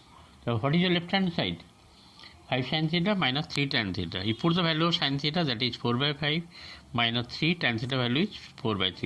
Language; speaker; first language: English; non-native, local second language; Bangla